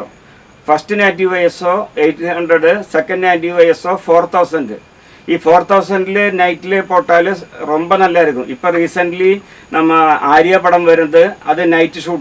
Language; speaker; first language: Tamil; non-native, learner; Malayalam